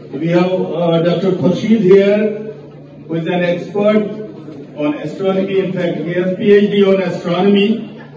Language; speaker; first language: English; non-native, local second language; Kashmiri